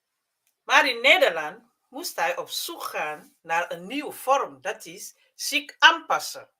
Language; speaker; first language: Dutch; non-native, fluent; Mandingo